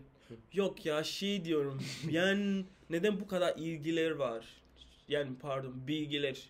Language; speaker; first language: Turkish; non-native, fluent; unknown